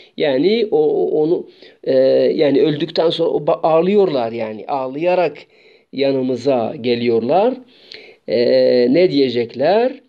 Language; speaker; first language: Turkish; non-native, fluent; Arabic